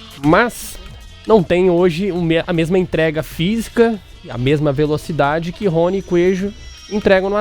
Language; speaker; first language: Portuguese; native; Portuguese